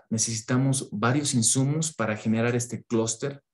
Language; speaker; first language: Spanish; native; Spanish